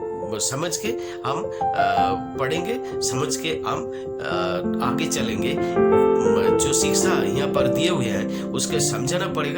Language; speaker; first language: Hindi; non-native, local second language; Bangla